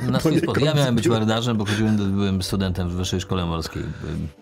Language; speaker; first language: Polish; native; Polish